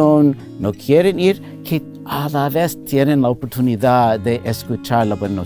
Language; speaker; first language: Spanish; non-native, fluent; English